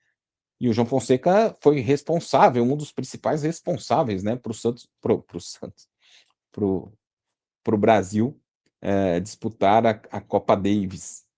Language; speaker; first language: Portuguese; native; Portuguese